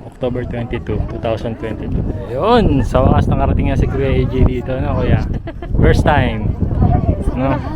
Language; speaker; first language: Filipino; native; Filipino